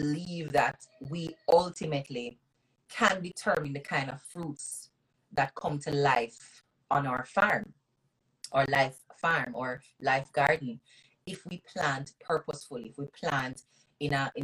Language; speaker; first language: English; non-native, local second language; Jamaican Creole English